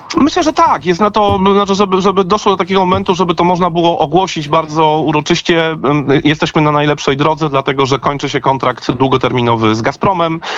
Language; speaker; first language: Polish; native; Polish